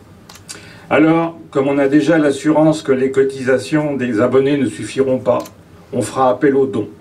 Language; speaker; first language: French; native; French